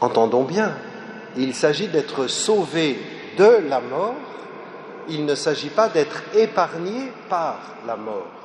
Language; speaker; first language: French; native; French